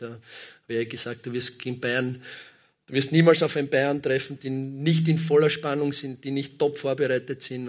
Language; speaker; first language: German; native; German